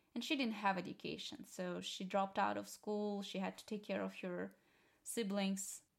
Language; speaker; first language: English; non-native, fluent; Russian